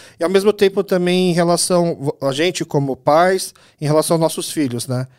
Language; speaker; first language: Portuguese; early bilingual, other home language; Korean